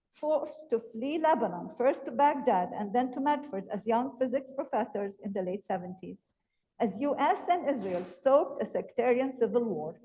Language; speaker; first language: English; non-native, fluent; Arabic